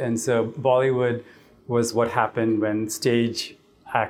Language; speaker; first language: English; non-native, local second language; Tamil